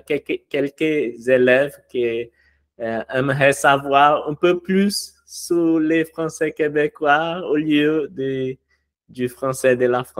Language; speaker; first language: French; non-native, learner; Portuguese